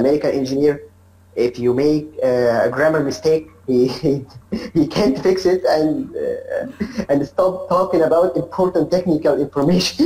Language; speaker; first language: English; non-native, learner; Arabic